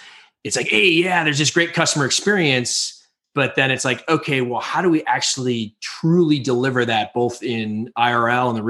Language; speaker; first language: English; native; English